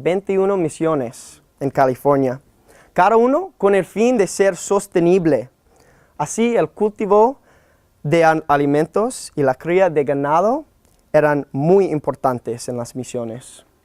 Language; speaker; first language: Spanish; non-native, fluent; English